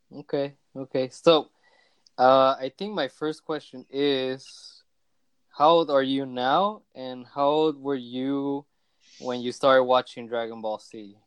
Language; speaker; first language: English; early bilingual, other home language; Spanish